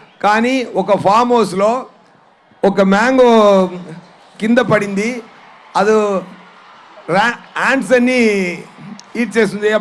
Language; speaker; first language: Telugu; non-native, learner; Tamil